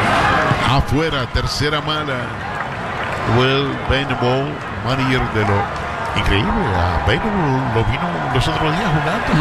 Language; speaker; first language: Spanish; native; Spanish